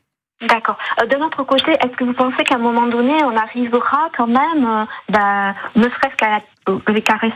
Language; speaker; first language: French; native; French